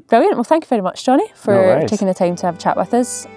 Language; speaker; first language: English; native; English